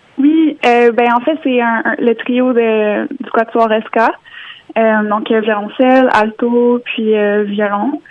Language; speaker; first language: French; native; French